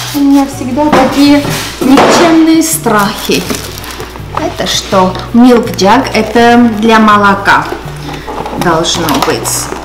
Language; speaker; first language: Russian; non-native, local second language; Armenian